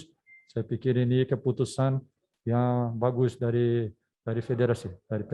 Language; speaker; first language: Indonesian; non-native, fluent; Dutch